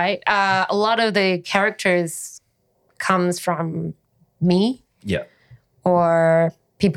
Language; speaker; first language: English; non-native, fluent; Korean